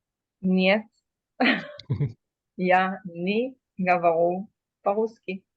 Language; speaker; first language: Russian; non-native, learner; Hebrew